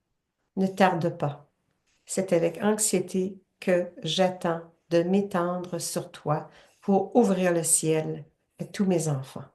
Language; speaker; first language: French; native; French